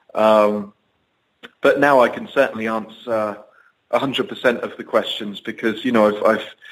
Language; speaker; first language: English; native; English